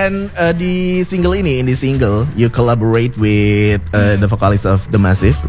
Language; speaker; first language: English; non-native, fluent; Indonesian